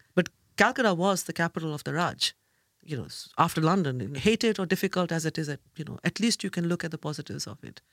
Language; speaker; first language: English; non-native, local second language; Bangla